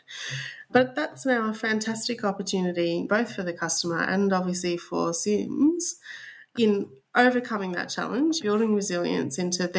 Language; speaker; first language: English; native; English